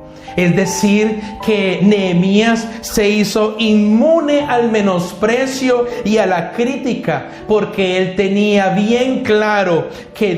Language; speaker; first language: Spanish; native; Spanish